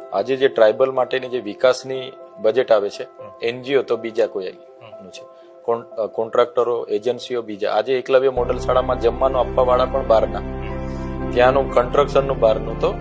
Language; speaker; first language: Gujarati; non-native, local second language; Bhili